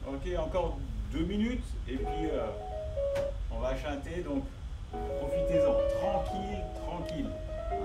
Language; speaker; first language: French; native; French